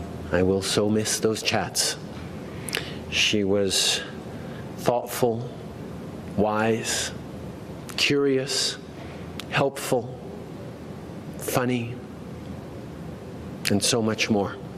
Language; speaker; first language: English; native; English